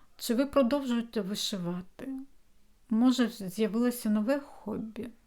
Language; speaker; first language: Ukrainian; non-native, local second language; Russian